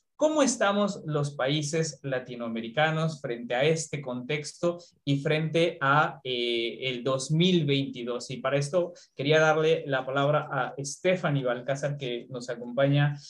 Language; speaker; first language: Spanish; native; Spanish